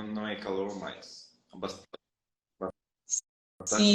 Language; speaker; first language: Portuguese; non-native, fluent; Spanish